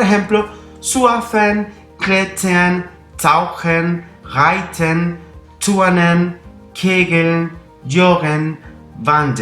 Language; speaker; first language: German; non-native, fluent; Spanish